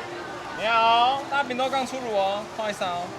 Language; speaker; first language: Chinese; native; Chinese